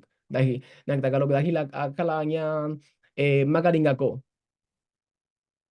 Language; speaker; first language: Filipino; non-native, fluent; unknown